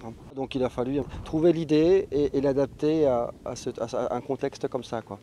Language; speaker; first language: French; native; French